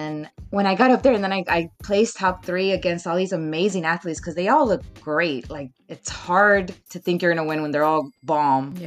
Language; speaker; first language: English; native; English